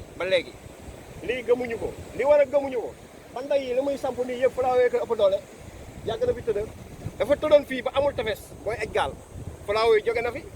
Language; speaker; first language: Wolof; native; Wolof